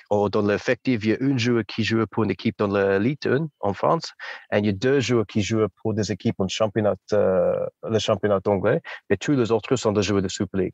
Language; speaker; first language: French; non-native, fluent; English